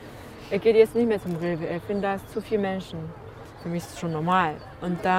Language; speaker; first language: German; non-native, fluent; Chinese